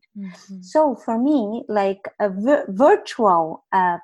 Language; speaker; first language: English; non-native, fluent; Portuguese